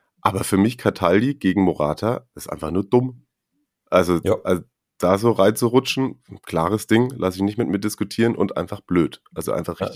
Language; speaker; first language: German; native; German